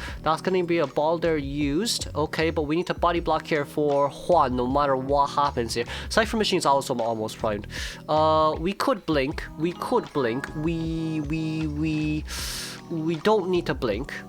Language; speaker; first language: English; non-native, fluent; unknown